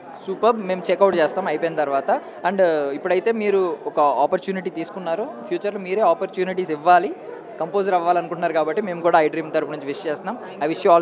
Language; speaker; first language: Telugu; native; Telugu